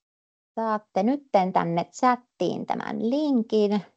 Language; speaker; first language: Finnish; native; Finnish